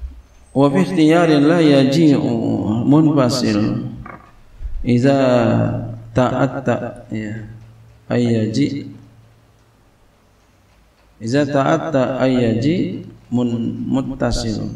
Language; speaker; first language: Arabic; non-native, fluent; Indonesian